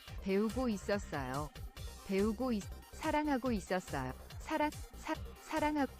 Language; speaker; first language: Korean; non-native, learner; English